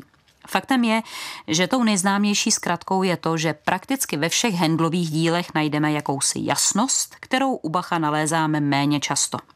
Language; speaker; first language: Czech; native; Czech